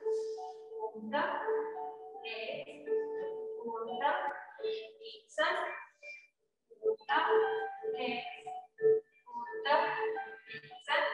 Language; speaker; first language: Spanish; native; Spanish